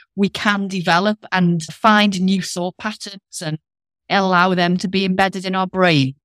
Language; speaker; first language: English; native; English